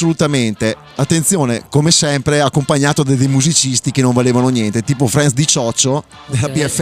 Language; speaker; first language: Italian; native; Italian